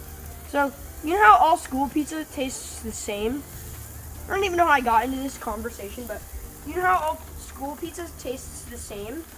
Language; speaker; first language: English; native; English